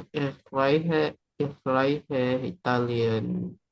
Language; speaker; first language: German; non-native, learner; Indonesian